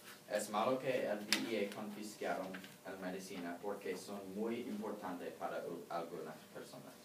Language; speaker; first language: Spanish; non-native, learner; English